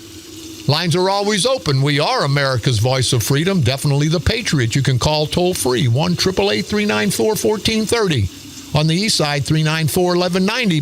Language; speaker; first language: English; native; English